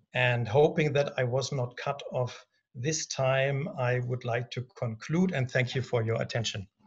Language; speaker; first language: English; non-native, fluent; German